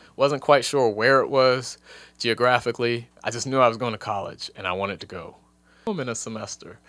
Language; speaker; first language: English; native; English